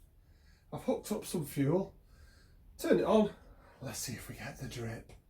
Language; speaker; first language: English; native; English